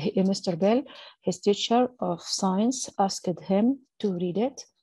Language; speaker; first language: English; non-native, fluent; Arabic